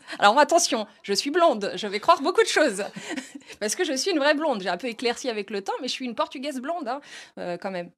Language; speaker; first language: French; early bilingual, other home language; Portuguese